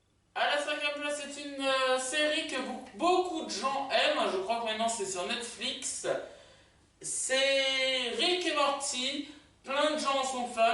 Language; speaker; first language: French; native; French